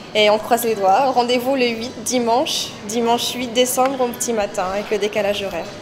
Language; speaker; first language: French; native; French